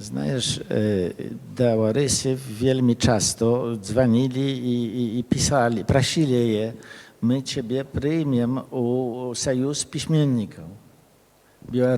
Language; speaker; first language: Polish; early bilingual, other home language; Belarusian